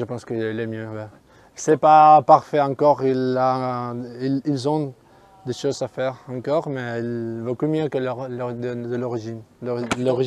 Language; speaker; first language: French; non-native, fluent; Spanish